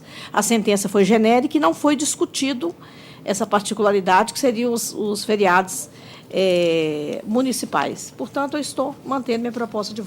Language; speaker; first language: Portuguese; native; Portuguese